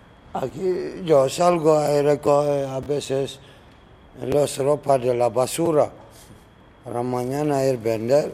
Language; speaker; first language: Spanish; non-native, learner; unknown